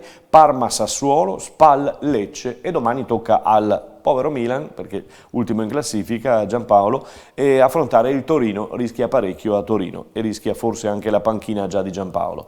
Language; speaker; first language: Italian; native; Italian